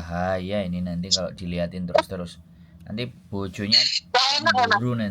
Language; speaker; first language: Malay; non-native, local second language; Javanese